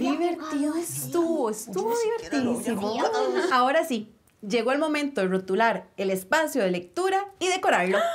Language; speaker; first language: Spanish; native; Spanish